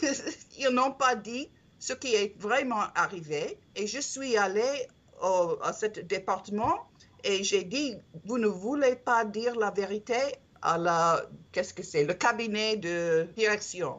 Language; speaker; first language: French; non-native, learner; English